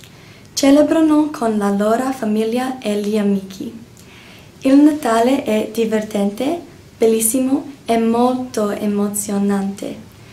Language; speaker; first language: Italian; non-native, learner; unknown